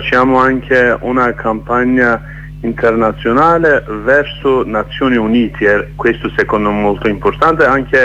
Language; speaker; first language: Italian; non-native, learner; Kurdish